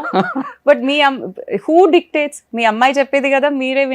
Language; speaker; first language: Telugu; non-native, learner; Malayalam